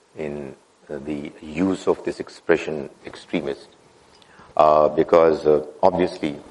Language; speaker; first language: English; non-native, local second language; Urdu